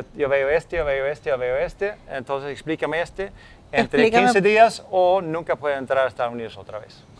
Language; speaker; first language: Spanish; non-native, fluent; Swedish